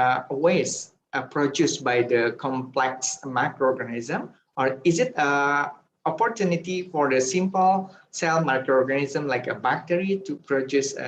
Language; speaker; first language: English; non-native, fluent; Indonesian